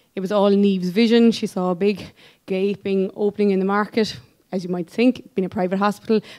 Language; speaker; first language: English; native; English